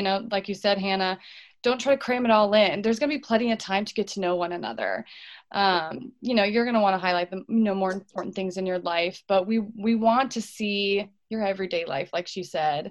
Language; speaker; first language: English; native; English